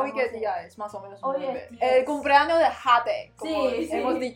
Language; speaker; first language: Spanish; non-native, learner; Chinese